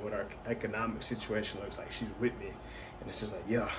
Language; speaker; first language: English; early bilingual, other home language; Spanish